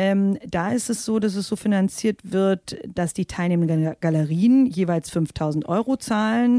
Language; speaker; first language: German; native; German